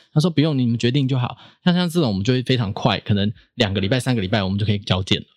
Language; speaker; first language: Chinese; native; Chinese